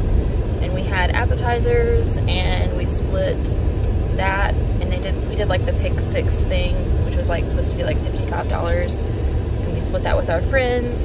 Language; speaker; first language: English; native; English